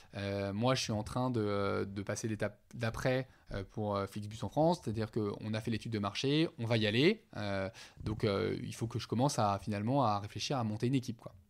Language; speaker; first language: French; native; French